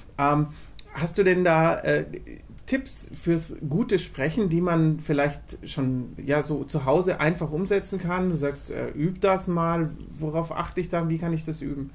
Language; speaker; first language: German; native; German